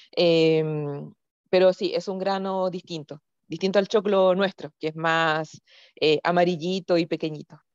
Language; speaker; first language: Spanish; native; Spanish